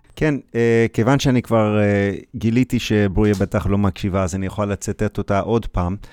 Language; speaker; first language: Hebrew; non-native, fluent; English